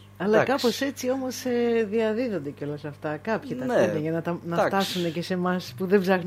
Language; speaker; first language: Greek; native; Greek